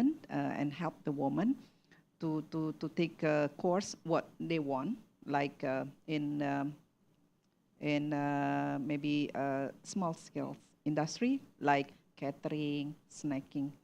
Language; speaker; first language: English; non-native, learner; Indonesian